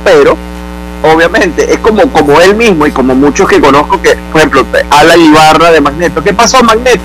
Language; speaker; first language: Spanish; native; Spanish